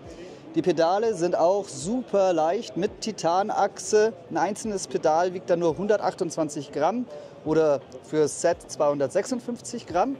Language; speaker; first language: German; native; German